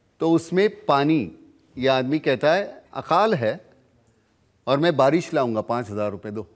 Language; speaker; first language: Hindi; non-native, local second language; Marathi